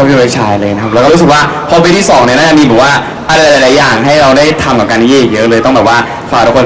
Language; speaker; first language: Thai; native; Thai